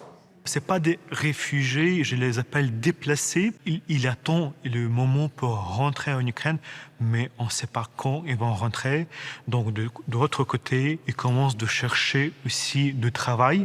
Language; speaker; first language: French; non-native, fluent; Ukrainian